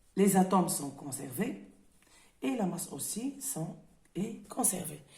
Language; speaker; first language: French; non-native, local second language; Arabic